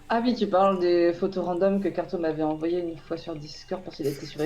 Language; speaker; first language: French; native; French